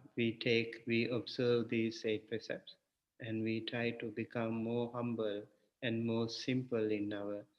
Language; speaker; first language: English; non-native, local second language; Sinhala